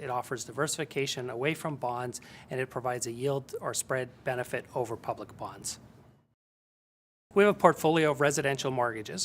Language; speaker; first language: English; native; English